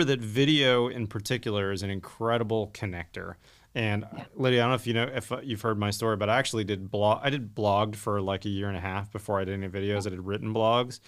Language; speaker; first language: English; native; English